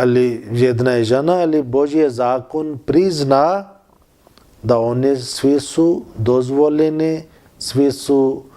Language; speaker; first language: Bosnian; non-native, learner; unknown